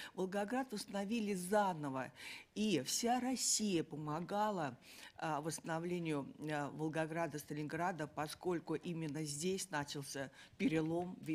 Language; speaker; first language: Russian; native; Russian